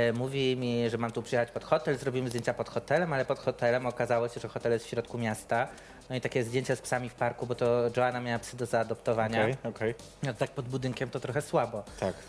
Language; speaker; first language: Polish; native; Polish